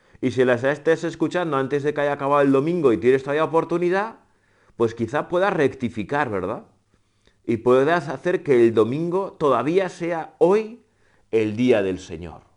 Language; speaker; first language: Spanish; native; Spanish